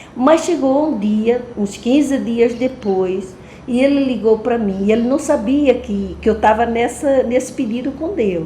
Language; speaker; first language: Portuguese; native; Portuguese